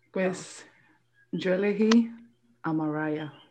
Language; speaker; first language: Spanish; early bilingual, heritage; Spanish